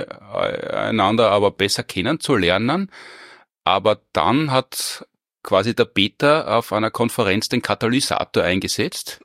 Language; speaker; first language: German; native; German